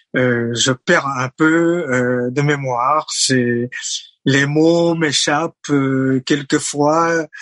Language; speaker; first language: French; non-native, fluent; Chinese